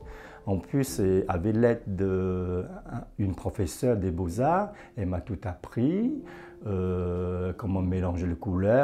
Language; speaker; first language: French; non-native, fluent; Chinese